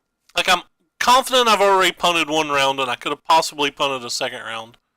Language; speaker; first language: English; native; English